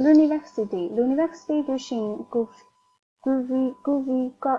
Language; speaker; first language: French; non-native, learner; Chinese